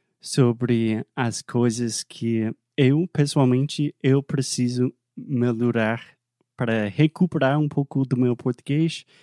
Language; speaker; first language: Portuguese; non-native, fluent; English